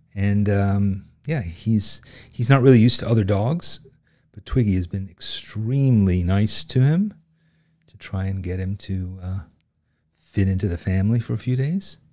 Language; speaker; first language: English; native; English